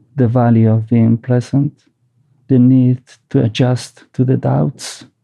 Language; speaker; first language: English; non-native, fluent; Basque